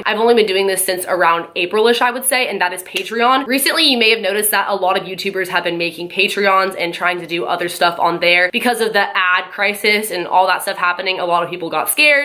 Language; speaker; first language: English; native; English